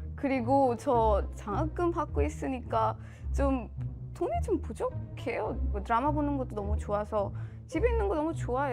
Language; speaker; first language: Korean; non-native, learner; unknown